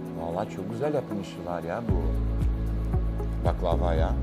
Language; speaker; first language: Turkish; non-native, learner; Portuguese